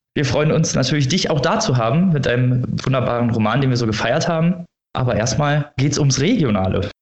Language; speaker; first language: German; native; German